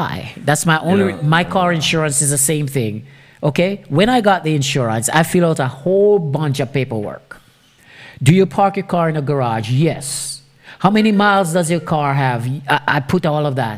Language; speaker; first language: English; non-native, local second language; Jamaican Creole English